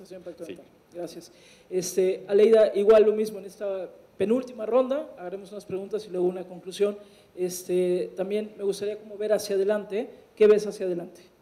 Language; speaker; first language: Spanish; native; Spanish